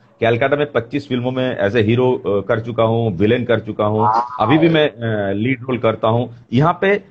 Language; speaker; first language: Hindi; non-native, local second language; Bangla